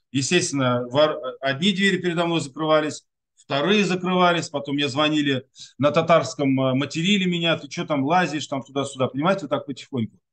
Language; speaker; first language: Russian; non-native, local second language; Tatar